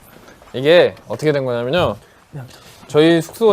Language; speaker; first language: Korean; native; Korean